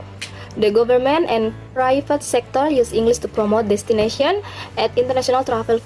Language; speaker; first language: English; non-native, learner; Indonesian